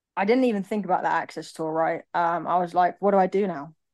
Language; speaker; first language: English; native; English